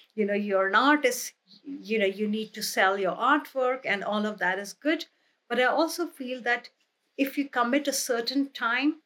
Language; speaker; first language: English; non-native, local second language; Hindi